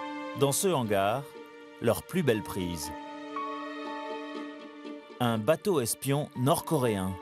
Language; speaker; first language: French; native; French